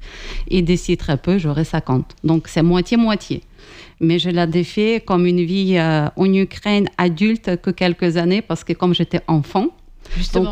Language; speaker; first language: French; non-native, fluent; Ukrainian